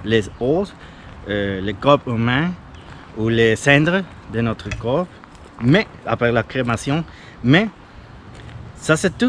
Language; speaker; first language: French; non-native, fluent; Spanish